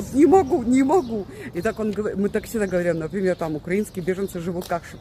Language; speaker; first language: Russian; native; Russian